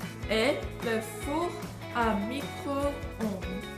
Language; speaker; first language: French; non-native, learner; English